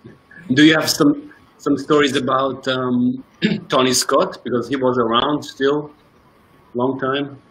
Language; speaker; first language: English; non-native, fluent; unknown